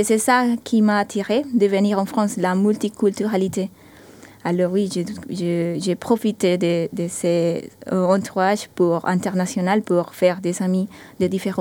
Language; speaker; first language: French; non-native, fluent; Spanish